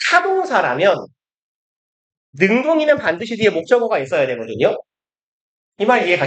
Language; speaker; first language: Korean; native; Korean